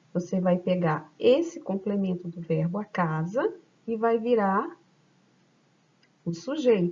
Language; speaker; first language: Portuguese; native; Portuguese